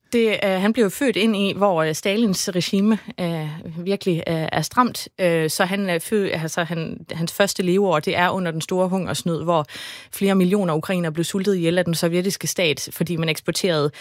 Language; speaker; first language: Danish; native; Danish